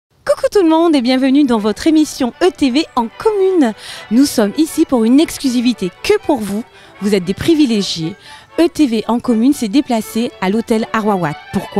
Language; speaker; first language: French; native; French